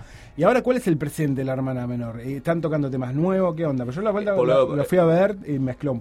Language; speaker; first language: Spanish; native; Spanish